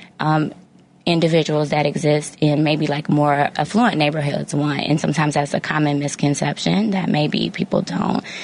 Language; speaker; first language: English; native; English